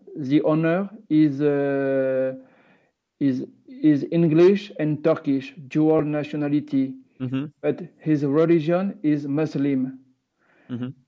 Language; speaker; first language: English; non-native, learner; French